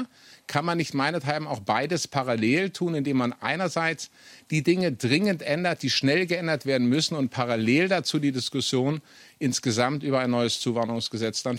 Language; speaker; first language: German; native; German